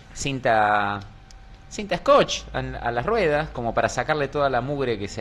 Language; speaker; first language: Spanish; native; Spanish